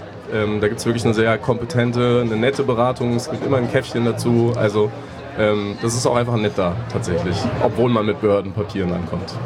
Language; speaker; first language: German; native; German